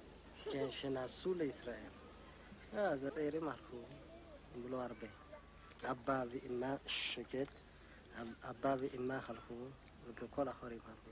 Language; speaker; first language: Hebrew; non-native, learner; Amharic